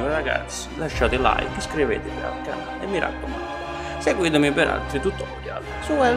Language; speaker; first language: Italian; native; Italian